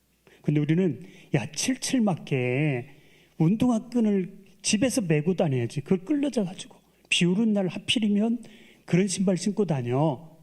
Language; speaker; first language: Korean; native; Korean